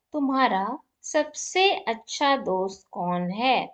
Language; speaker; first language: Hindi; non-native, local second language; Tamil